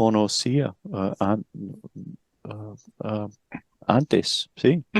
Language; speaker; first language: Spanish; non-native, learner; English